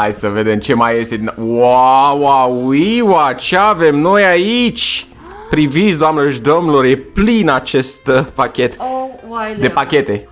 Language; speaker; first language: Romanian; native; Romanian